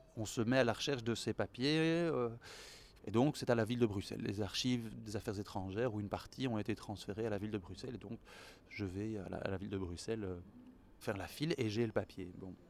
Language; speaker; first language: French; native; French